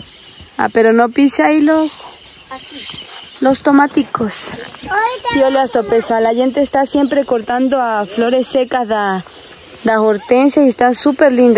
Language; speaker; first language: Spanish; non-native, learner; Portuguese